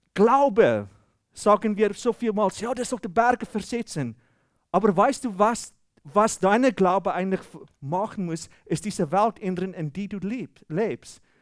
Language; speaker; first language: German; non-native, fluent; Afrikaans